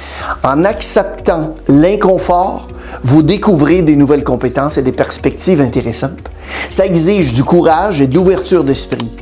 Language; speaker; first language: French; native; French